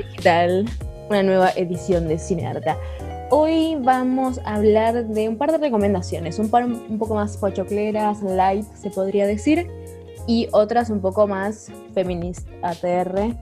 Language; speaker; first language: Spanish; native; Spanish